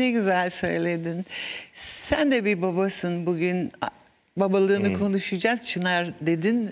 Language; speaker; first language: Turkish; native; Turkish